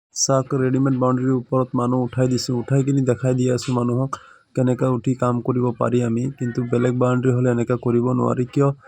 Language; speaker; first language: Assamese; non-native, local second language; Bangla